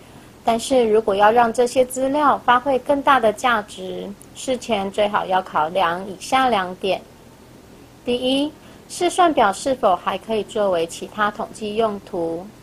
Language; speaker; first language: Chinese; native; Chinese